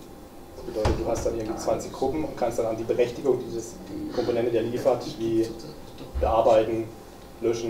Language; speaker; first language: German; native; German